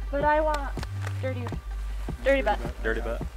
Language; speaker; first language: English; native; English